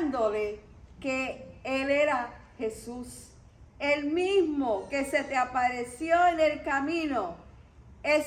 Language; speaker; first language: Spanish; native; Spanish